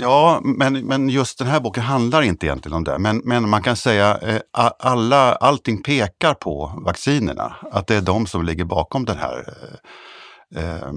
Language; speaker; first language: Swedish; native; Swedish